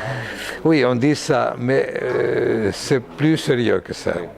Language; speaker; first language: French; non-native, fluent; Greek